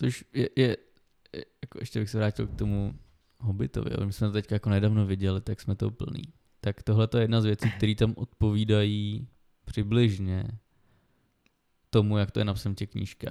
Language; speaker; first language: Czech; native; Czech